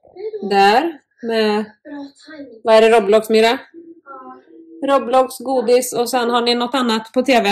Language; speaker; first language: Swedish; native; Swedish